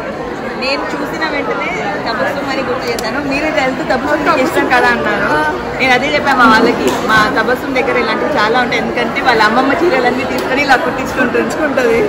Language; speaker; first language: Telugu; native; Telugu